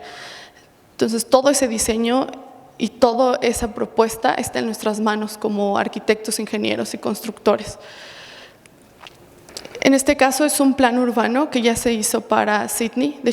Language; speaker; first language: Spanish; native; Spanish